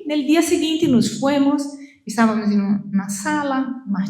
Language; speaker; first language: Spanish; non-native, learner; Portuguese